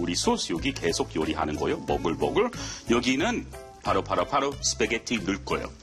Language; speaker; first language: Korean; non-native, learner; English